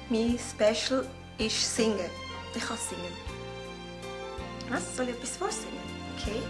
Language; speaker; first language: German; non-native, learner; Portuguese